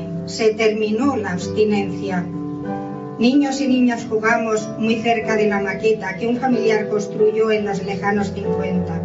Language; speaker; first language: Spanish; native; Spanish